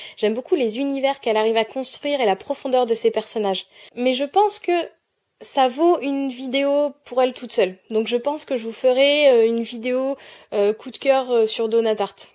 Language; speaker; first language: French; native; French